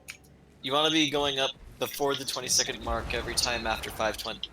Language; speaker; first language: English; native; English